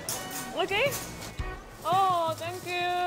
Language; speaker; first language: English; non-native, local second language; Filipino